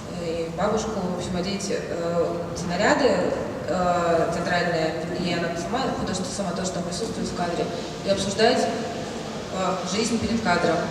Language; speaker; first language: Russian; native; Russian